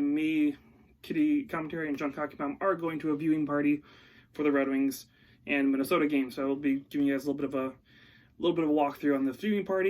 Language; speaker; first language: English; native; English